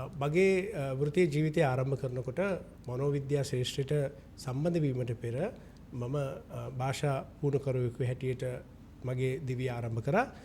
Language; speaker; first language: Sinhala; non-native, local second language; Malay